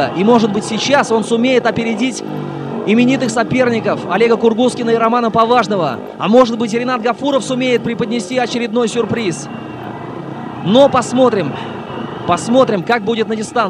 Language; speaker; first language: Russian; native; Russian